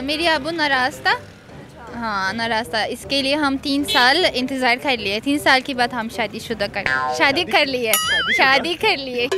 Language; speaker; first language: Hindi; non-native, learner; Azerbaijani